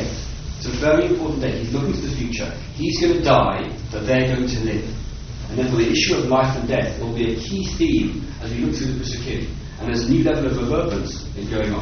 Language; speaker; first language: English; native; English